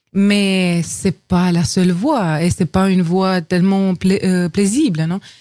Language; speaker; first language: French; non-native, fluent; Romanian